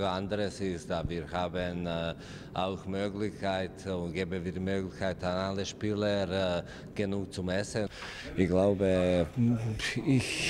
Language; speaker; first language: German; non-native, fluent; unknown